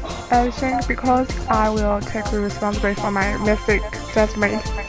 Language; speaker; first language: English; non-native, learner; Chinese